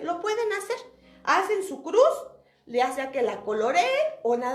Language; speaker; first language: Spanish; native; Spanish